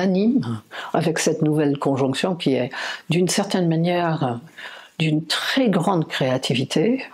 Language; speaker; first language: French; non-native, fluent; English